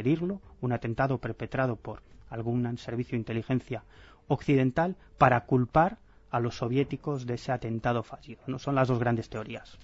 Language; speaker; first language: Spanish; native; Spanish